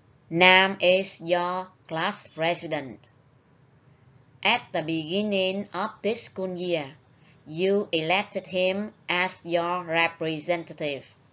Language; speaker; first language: English; non-native, fluent; Vietnamese